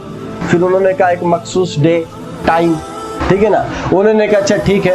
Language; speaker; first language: Urdu; native; Urdu